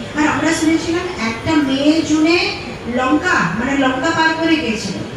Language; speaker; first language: Bangla; non-native, fluent; Hindi